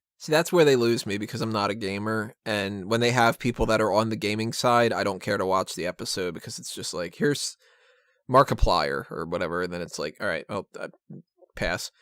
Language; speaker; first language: English; native; English